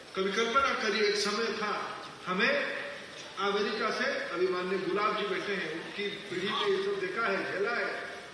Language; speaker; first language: Hindi; non-native, local second language; Odia